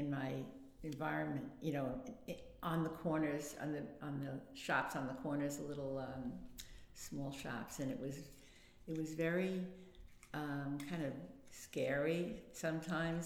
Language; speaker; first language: English; native; English